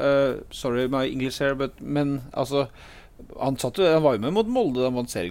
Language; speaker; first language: Norwegian; native; Norwegian